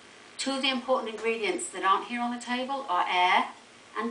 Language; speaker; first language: English; native; English